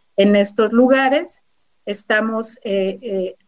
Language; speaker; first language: Spanish; native; Spanish